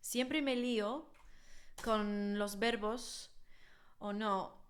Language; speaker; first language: Spanish; non-native, fluent; English